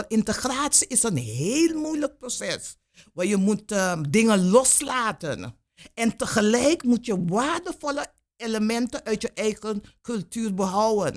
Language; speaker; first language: Dutch; non-native, local second language; Papiamento